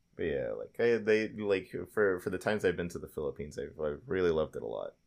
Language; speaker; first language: English; early bilingual, other home language; Filipino